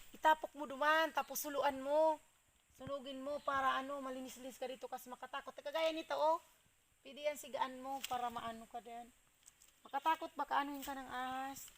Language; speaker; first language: Filipino; non-native, local second language; Bikol